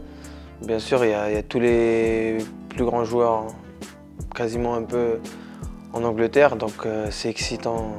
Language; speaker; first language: French; non-native, local second language; Arabic